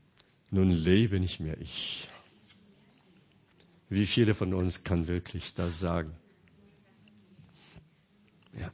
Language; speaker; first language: German; non-native, fluent; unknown